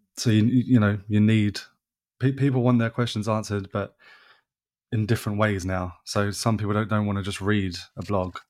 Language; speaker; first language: English; native; English